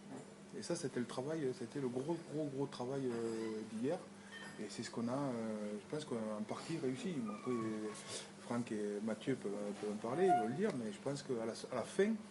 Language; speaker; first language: French; native; French